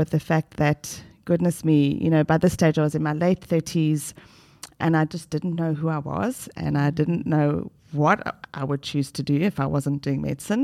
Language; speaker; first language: English; native; English